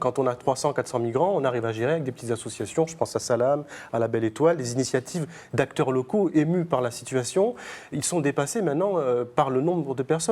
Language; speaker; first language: French; native; French